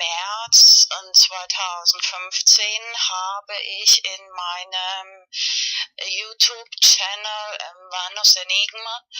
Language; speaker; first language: German; non-native, learner; Spanish